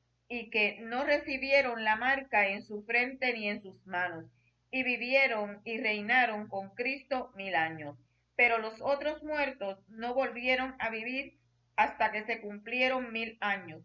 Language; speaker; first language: Spanish; native; Spanish